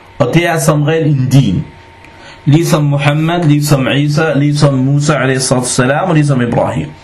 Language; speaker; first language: Danish; non-native, fluent; Arabic